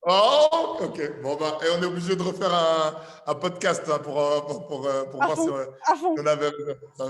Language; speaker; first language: French; native; French